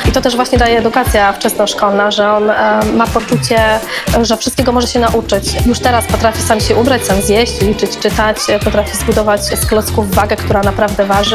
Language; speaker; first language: Polish; native; Polish